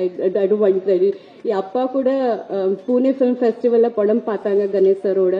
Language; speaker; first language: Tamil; non-native, learner; Marathi